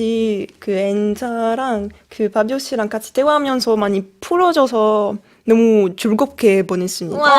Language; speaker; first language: Korean; non-native, fluent; French